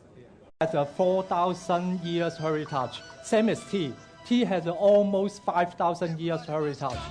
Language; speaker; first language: English; non-native, local second language; Cantonese